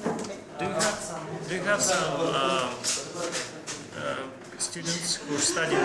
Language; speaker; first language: English; non-native, fluent; Russian